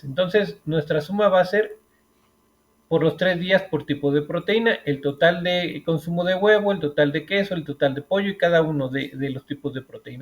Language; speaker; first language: Spanish; native; Spanish